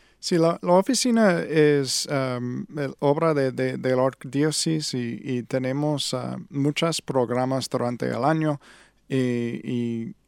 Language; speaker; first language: Spanish; non-native, learner; English